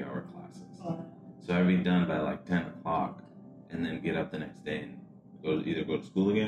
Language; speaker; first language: English; early bilingual, other home language; Spanish